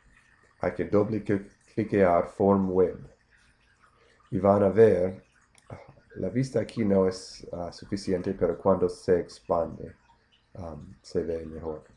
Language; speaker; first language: Spanish; non-native, fluent; English